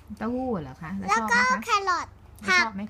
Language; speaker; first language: Thai; native; Thai